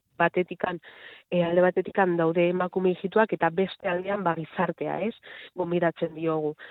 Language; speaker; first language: Basque; non-native, local second language; Spanish